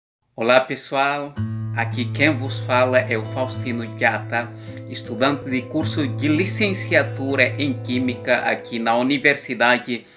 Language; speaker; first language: Portuguese; non-native, local second language; Upper Guinea Crioulo